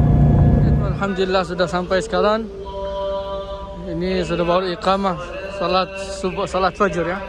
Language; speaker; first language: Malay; early bilingual, heritage; Malay